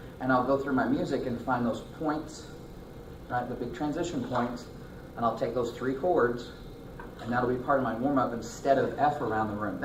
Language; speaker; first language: English; native; English